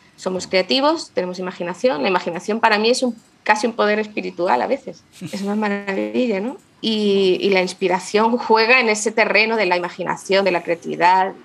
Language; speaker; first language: Spanish; native; Spanish